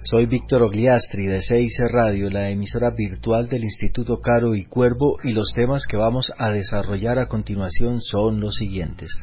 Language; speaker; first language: Spanish; native; Spanish